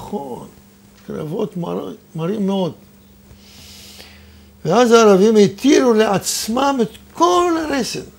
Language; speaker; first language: Hebrew; non-native, fluent; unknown